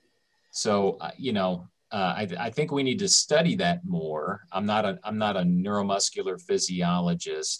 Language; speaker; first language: English; native; English